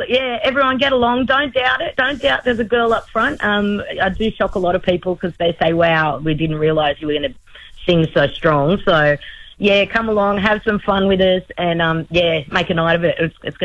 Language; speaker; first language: English; native; English